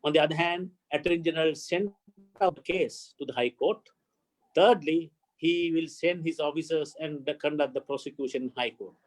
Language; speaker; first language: English; non-native, local second language; Sinhala